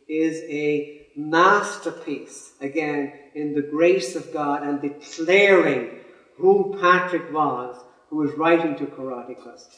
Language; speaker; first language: English; native; English